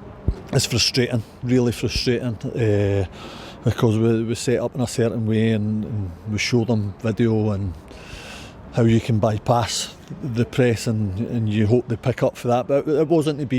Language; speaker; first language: English; native; English